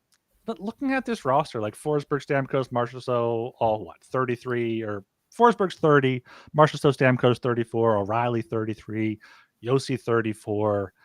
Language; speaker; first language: English; native; English